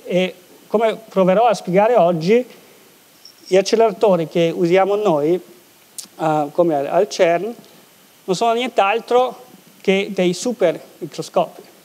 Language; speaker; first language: Italian; non-native, local second language; German